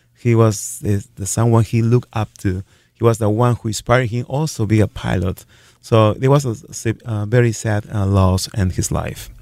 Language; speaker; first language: English; non-native, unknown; Spanish